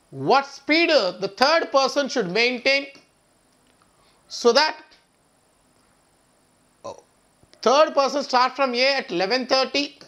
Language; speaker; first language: English; non-native, local second language; Telugu